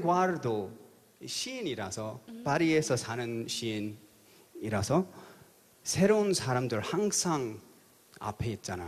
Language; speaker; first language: Korean; early bilingual, heritage; English